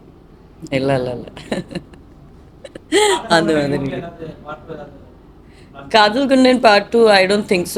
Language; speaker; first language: Tamil; non-native, fluent; Hindi